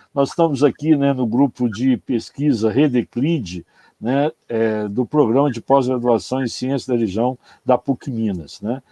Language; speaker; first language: Portuguese; native; Portuguese